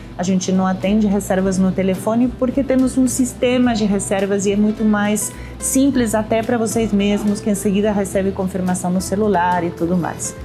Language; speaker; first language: Portuguese; non-native, fluent; Spanish